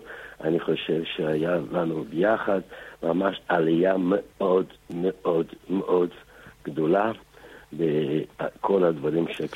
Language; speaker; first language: Hebrew; non-native, fluent; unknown